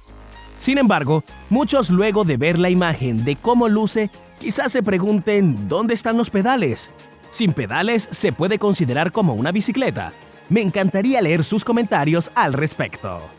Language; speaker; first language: Spanish; native; Spanish